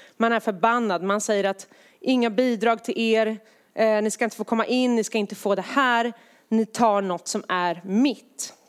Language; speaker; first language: Swedish; native; Swedish